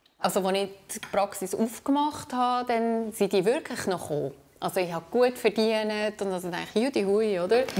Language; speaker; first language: German; native; German